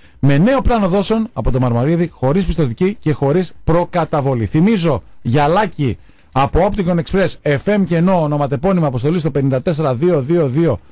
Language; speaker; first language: Greek; native; Greek